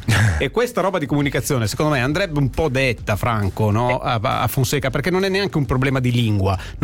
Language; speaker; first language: Italian; native; Italian